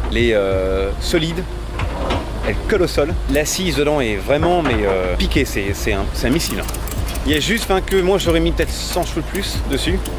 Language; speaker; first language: French; native; French